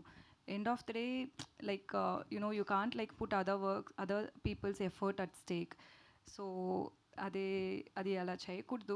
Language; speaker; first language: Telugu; non-native, learner; Tamil